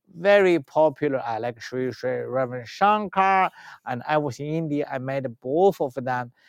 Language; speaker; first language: English; non-native, learner; Chinese